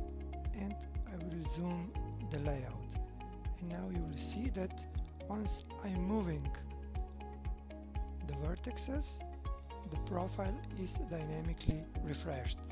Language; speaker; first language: English; non-native, fluent; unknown